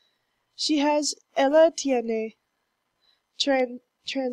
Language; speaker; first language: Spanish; non-native, learner; English